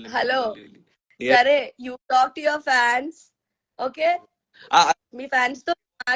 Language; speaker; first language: Telugu; native; Telugu